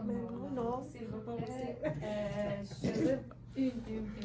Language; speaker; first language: French; non-native, learner; Persian